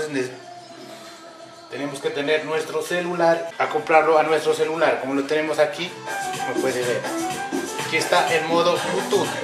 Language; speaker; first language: Spanish; native; Spanish